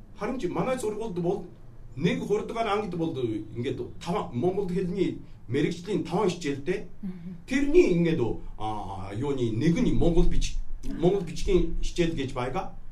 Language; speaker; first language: Mongolian; non-native, fluent; Japanese